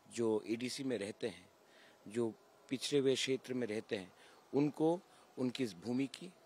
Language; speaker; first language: Hindi; non-native, local second language; Kok Borok